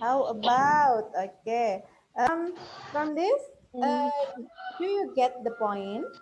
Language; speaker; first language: English; non-native, fluent; Indonesian